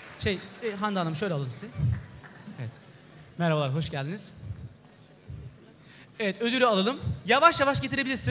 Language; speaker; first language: Turkish; native; Turkish